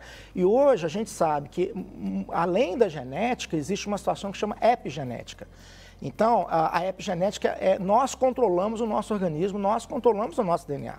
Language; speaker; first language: Portuguese; native; Portuguese